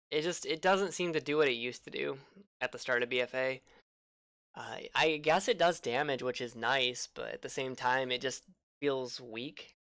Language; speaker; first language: English; native; English